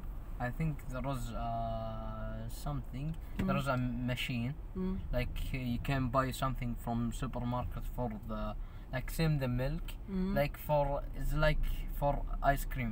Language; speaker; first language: English; non-native, learner; Arabic